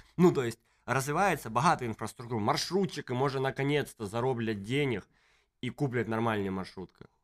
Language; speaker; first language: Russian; native; Russian